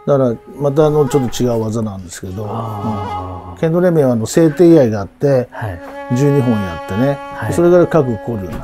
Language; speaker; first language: Japanese; native; Japanese